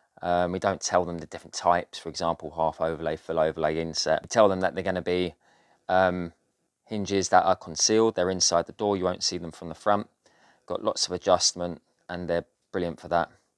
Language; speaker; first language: English; native; English